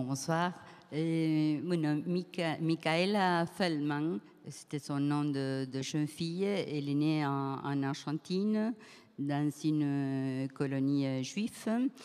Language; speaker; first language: French; non-native, fluent; Spanish